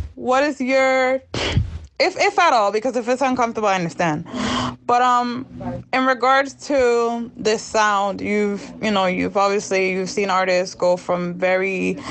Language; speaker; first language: English; early bilingual, other home language; Spanish